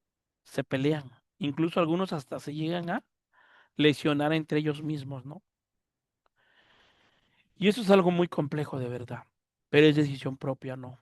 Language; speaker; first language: Spanish; native; Spanish